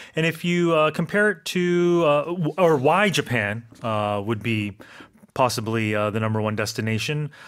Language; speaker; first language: English; native; English